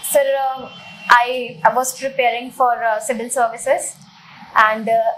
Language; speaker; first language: English; non-native, local second language; Hindi